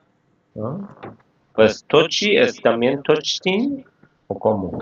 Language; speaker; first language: Spanish; non-native, fluent; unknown